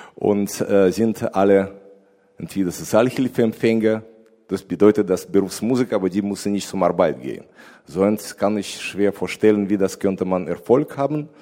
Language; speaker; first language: German; non-native, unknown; Russian